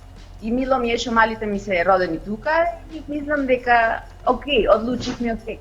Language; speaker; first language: Macedonian; non-native, fluent; Spanish